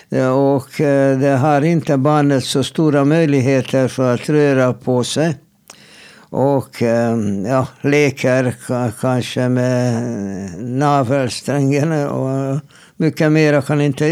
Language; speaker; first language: Swedish; non-native, fluent; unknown